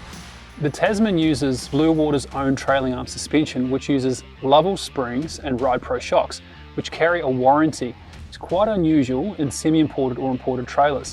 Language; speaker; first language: English; native; English